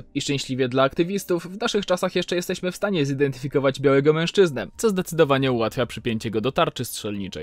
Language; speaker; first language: Polish; native; Polish